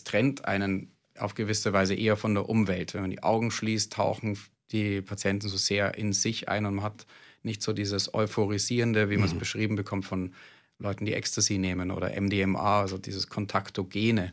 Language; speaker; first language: German; native; German